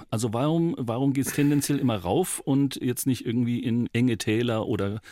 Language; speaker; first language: German; native; German